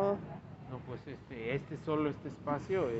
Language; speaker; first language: Spanish; native; Spanish